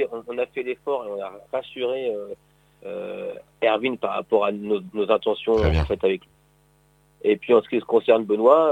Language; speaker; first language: French; native; French